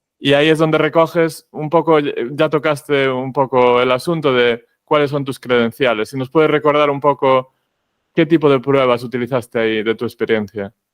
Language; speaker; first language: Spanish; native; Spanish